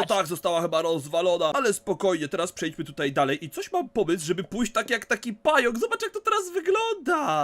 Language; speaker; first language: Polish; native; Polish